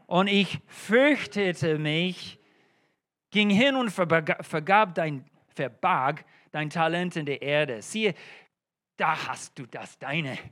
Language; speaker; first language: German; non-native, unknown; English